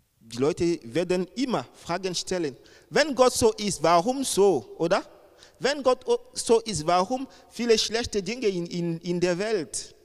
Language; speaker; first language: German; non-native, fluent; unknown